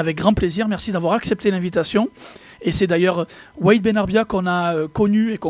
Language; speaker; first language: French; native; French